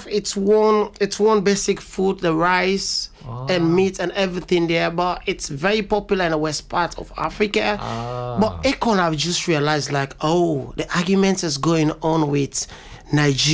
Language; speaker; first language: English; non-native, local second language; Krio